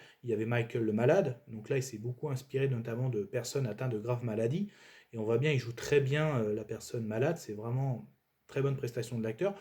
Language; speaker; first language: French; native; French